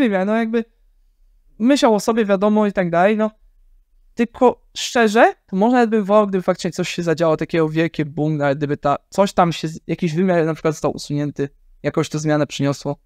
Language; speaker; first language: Polish; native; Polish